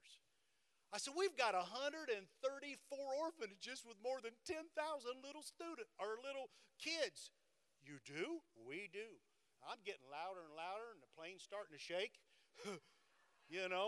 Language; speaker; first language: English; native; English